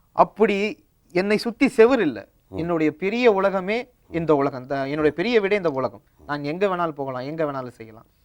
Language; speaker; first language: Tamil; native; Tamil